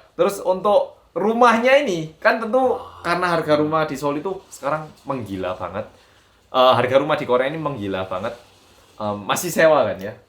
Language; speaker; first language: Indonesian; early bilingual, other home language; Korean